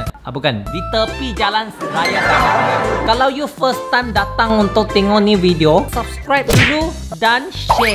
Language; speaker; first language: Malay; non-native, local second language; Chinese